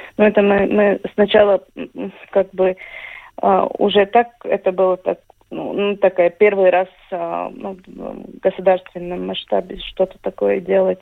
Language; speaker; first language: Russian; non-native, local second language; Latvian